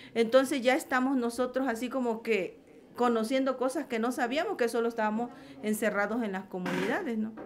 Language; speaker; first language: Spanish; native; Spanish